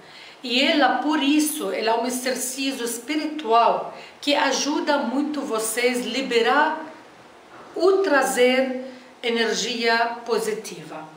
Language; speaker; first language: Portuguese; non-native, fluent; Arabic